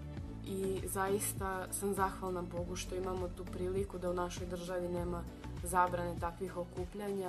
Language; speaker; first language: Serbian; non-native, local second language; Slovak